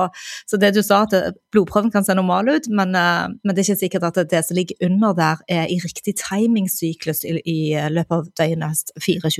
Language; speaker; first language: Norwegian; native; Norwegian